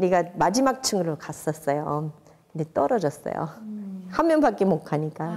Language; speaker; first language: Korean; non-native, fluent; English